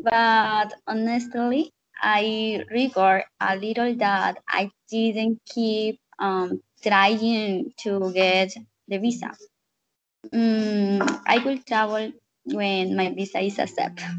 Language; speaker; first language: English; non-native, learner; Spanish